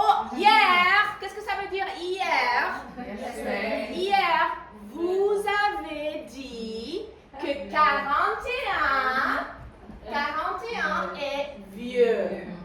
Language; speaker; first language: French; non-native, fluent; Spanish